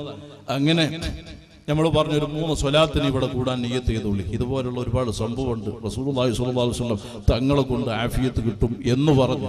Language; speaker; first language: Malayalam; native; Malayalam